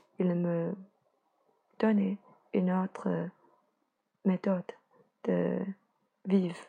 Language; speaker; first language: French; non-native, learner; Chinese